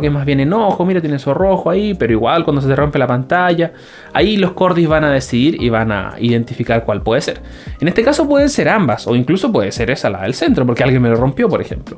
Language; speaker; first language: Spanish; native; Spanish